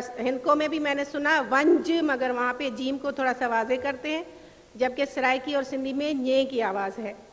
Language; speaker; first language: Urdu; non-native, local second language; Sindhi